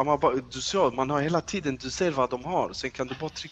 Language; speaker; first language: Swedish; early bilingual, other home language; Turkish